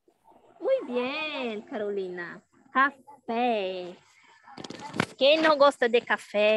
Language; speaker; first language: Spanish; non-native, learner; Portuguese